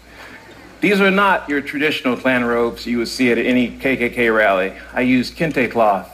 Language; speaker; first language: English; native; English